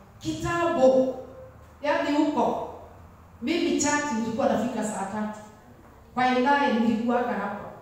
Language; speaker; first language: Swahili; non-native, local second language; Kikuyu